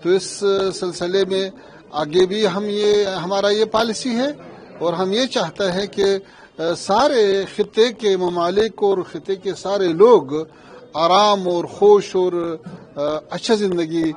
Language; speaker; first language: Hindi; non-native, fluent; Pashto